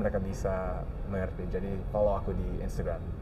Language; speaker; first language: Indonesian; early bilingual, heritage; English